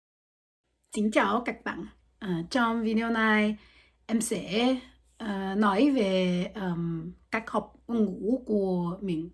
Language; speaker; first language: Vietnamese; non-native, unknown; French